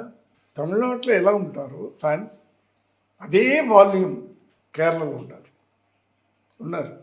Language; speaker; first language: Telugu; non-native, learner; Tamil